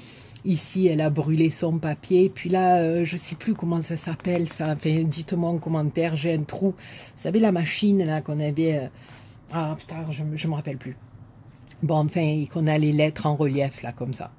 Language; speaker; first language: French; native; French